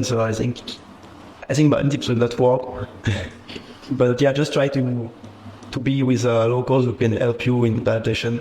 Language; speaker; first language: English; non-native, fluent; French